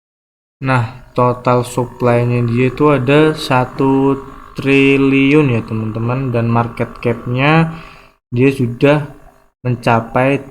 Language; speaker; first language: Indonesian; native; Indonesian